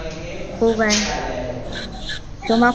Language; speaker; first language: Persian; non-native, learner; Urdu